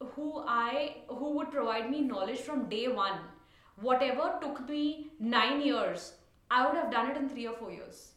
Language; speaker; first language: English; non-native, local second language; Tulu